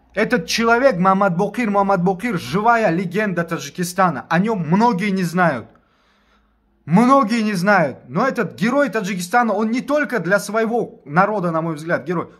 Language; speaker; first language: Russian; non-native, local second language; Tajik